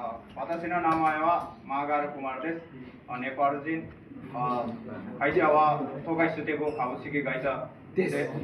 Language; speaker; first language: Japanese; non-native, learner; Nepali